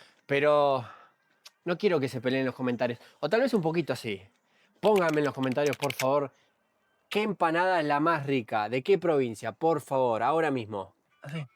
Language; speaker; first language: Spanish; native; Spanish